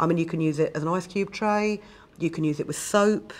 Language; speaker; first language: English; native; English